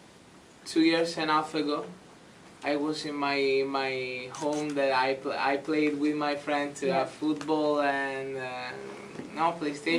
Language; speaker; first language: English; non-native, learner; Italian